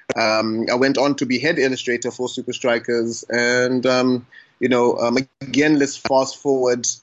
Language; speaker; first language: English; non-native, local second language; Xhosa